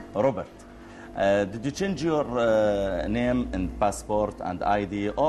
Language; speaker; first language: English; non-native, learner; Arabic